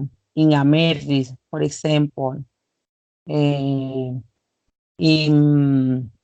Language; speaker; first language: English; non-native, learner; Spanish